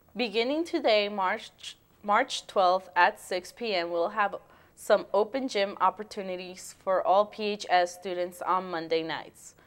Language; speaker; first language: English; early bilingual, other home language; Spanish